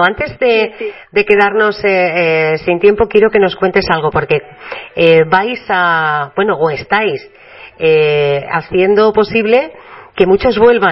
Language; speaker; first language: Spanish; native; Spanish